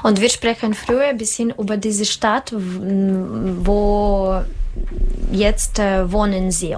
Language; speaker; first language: German; non-native, learner; Russian